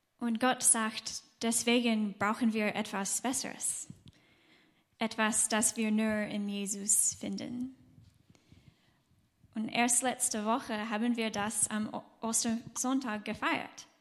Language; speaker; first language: German; non-native, fluent; English